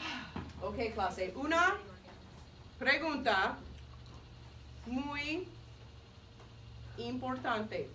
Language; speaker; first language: Spanish; non-native, fluent; English